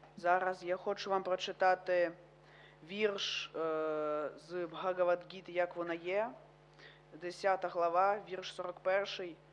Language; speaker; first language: Ukrainian; non-native, local second language; Russian